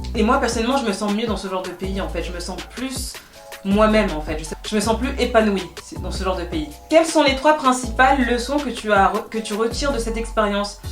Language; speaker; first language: French; native; French